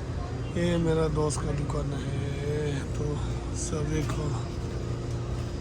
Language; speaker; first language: Hindi; non-native, local second language; Tibetan